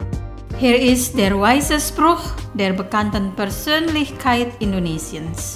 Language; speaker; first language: German; non-native, fluent; Indonesian